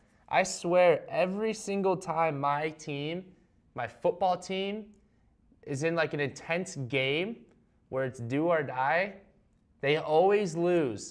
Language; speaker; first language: English; native; English